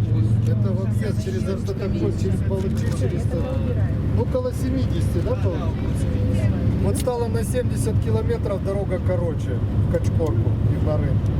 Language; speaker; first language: Russian; native; Russian